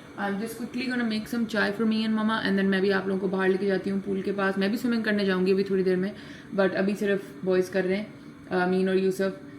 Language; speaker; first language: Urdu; native; Urdu